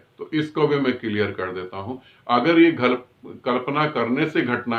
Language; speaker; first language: Hindi; native; Hindi